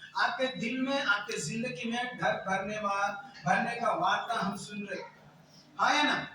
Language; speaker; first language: Hindi; non-native, local second language; Telugu